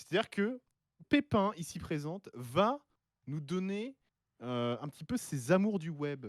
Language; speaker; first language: French; native; French